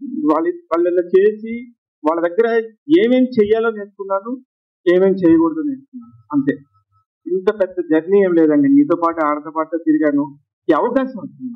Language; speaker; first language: Telugu; native; Telugu